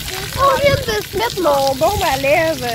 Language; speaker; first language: French; native; French